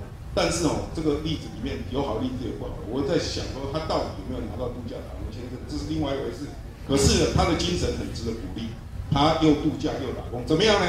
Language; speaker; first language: Chinese; native; Chinese